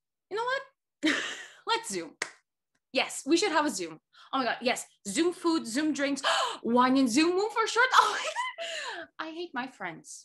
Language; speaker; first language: English; non-native, fluent; Portuguese